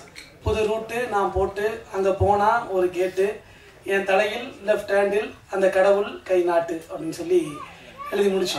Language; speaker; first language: Tamil; native; Tamil